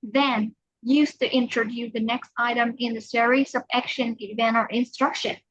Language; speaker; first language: English; non-native, fluent; Vietnamese